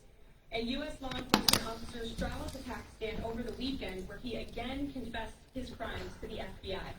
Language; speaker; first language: English; native; English